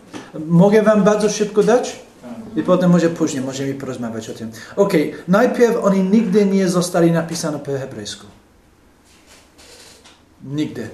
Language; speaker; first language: Polish; non-native, fluent; English